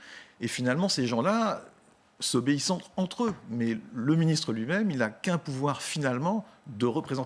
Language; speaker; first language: French; native; French